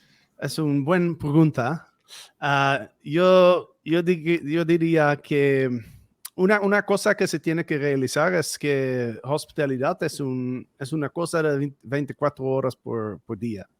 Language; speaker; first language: Spanish; non-native, fluent; Dutch